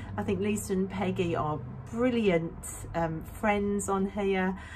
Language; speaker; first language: English; native; English